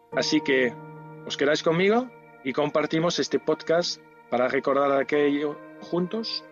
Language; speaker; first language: Spanish; non-native, fluent; French